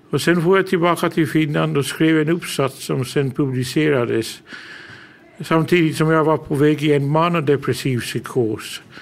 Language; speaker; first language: Swedish; early bilingual, heritage; Swedish